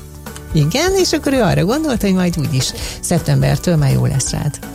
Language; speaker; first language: Hungarian; native; Hungarian